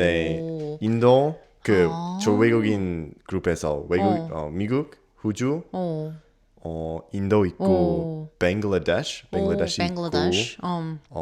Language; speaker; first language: Korean; non-native, learner; English